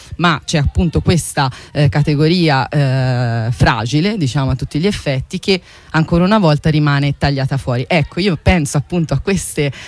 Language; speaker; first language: Italian; native; Italian